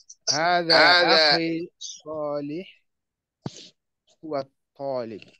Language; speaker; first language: Arabic; non-native, learner; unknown